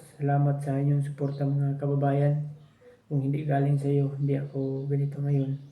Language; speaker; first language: Filipino; non-native, local second language; Cebuano